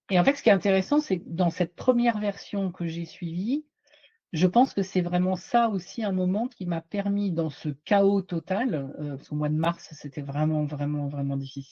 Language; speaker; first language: French; native; French